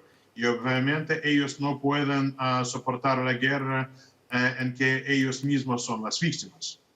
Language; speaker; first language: Spanish; non-native, fluent; Russian